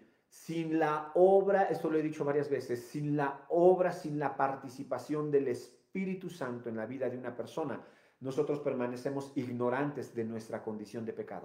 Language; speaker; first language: Spanish; native; Spanish